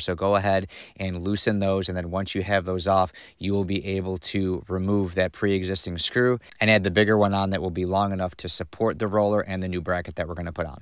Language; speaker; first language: English; native; English